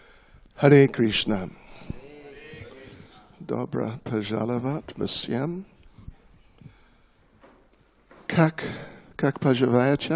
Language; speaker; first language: Russian; non-native, learner; English